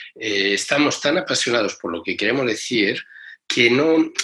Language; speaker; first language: Spanish; native; Spanish